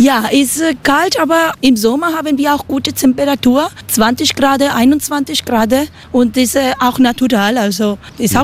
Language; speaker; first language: German; non-native, learner; Spanish